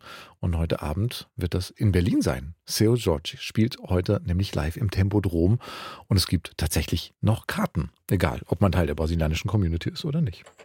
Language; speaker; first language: German; native; German